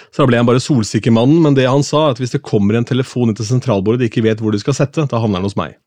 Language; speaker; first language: Norwegian; native; Norwegian